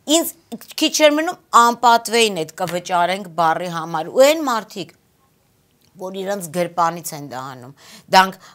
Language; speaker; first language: Armenian; native; Armenian